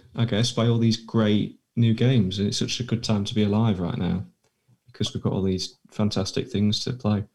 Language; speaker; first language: English; native; English